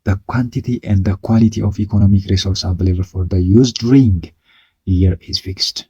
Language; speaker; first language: English; non-native, local second language; Amharic